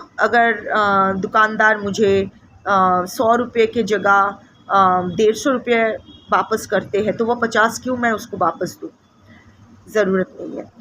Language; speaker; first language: Hindi; non-native, local second language; Bangla